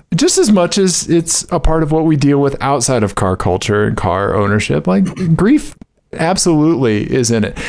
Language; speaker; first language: English; native; English